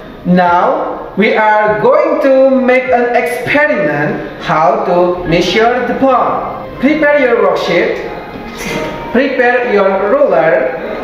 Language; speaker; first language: English; non-native, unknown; Indonesian